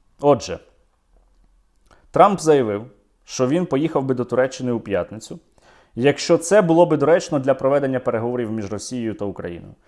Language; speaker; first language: Ukrainian; native; Ukrainian